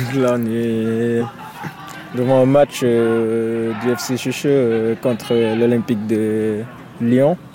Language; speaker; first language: French; non-native, local second language; Wolof